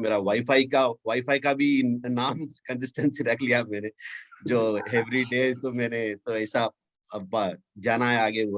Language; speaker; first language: Hindi; non-native, local second language; Telugu